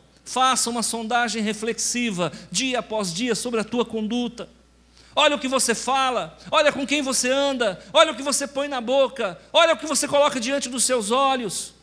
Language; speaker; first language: Portuguese; native; Portuguese